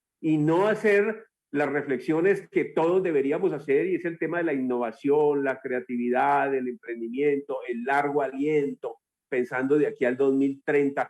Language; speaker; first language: Spanish; native; Spanish